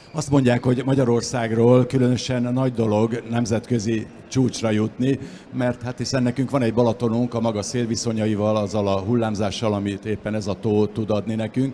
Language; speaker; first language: Hungarian; native; Hungarian